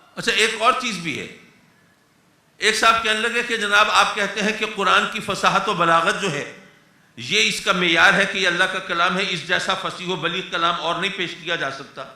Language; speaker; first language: Urdu; native; Urdu